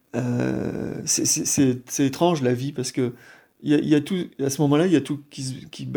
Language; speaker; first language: French; native; French